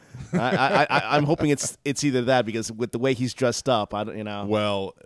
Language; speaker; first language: English; native; English